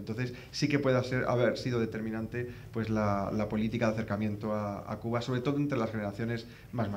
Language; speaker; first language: Spanish; native; Spanish